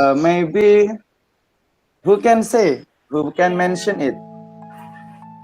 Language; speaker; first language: English; non-native, learner; Indonesian